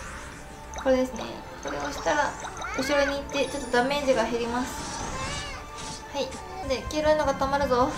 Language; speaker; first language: Japanese; native; Japanese